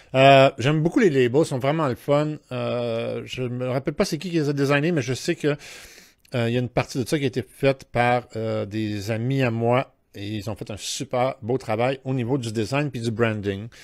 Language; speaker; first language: French; native; French